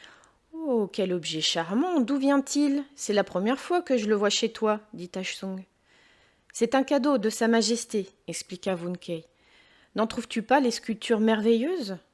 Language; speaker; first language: French; native; French